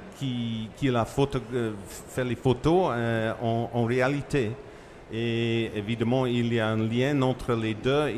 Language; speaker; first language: French; non-native, fluent; English